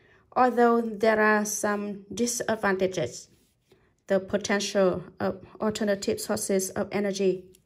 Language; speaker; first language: English; non-native, fluent; Vietnamese